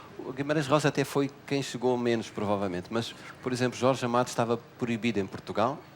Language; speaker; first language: Portuguese; native; Portuguese